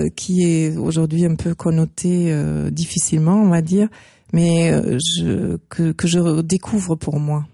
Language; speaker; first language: French; non-native, fluent; German